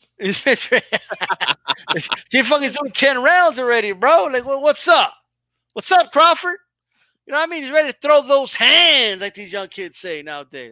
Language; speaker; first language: English; early bilingual, other home language; Spanish